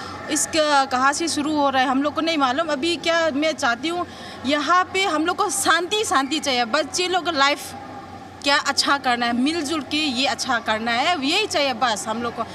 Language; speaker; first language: Hindi; non-native, local second language; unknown